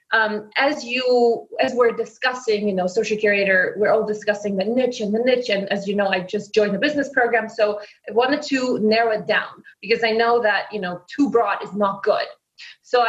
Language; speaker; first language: English; non-native, fluent; Polish